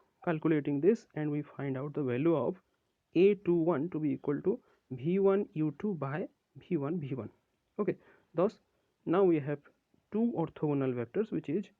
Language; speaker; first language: English; non-native, local second language; Odia